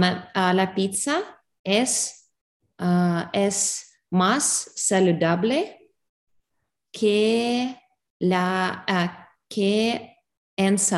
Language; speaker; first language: Spanish; non-native, learner; English